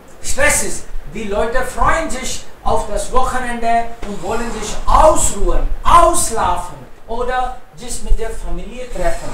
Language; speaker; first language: German; non-native, fluent; Hindi